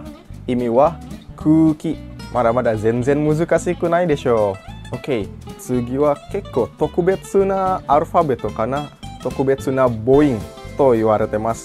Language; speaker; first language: Japanese; non-native, fluent; Indonesian